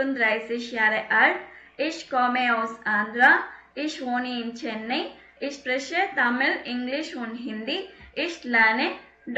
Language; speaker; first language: German; non-native, fluent; Tamil